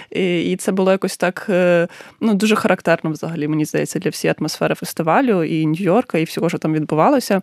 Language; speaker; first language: Ukrainian; native; Ukrainian